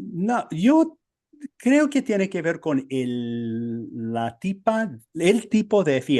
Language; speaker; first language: Spanish; non-native, fluent; English